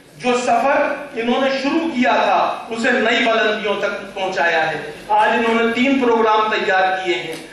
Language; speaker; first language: Urdu; native; Urdu